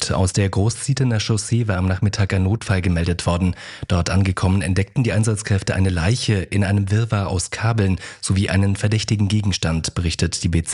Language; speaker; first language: German; native; German